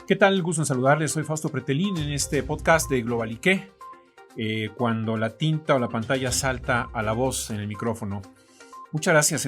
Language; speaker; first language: Spanish; native; Spanish